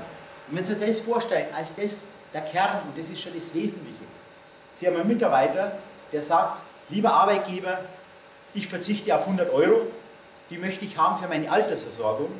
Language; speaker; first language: German; native; German